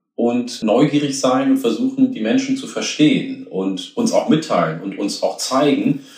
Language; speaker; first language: German; early bilingual, other home language; Oromo